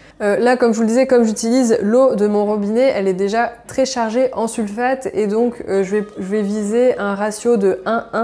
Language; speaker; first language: French; native; French